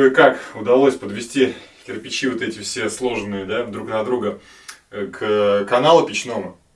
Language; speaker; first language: Russian; native; Russian